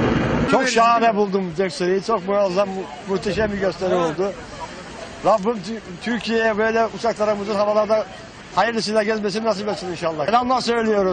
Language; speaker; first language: Turkish; native; Turkish